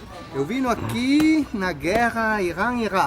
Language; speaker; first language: Portuguese; non-native, learner; Italian